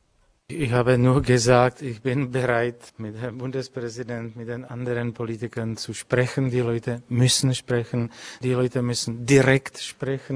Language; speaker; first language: German; non-native, fluent; Czech